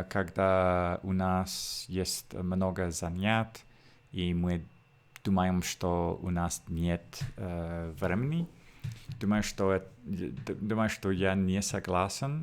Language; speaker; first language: Russian; non-native, learner; English